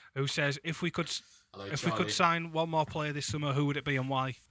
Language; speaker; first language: English; native; English